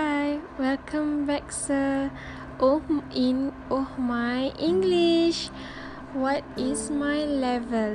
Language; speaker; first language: English; non-native, learner; Malay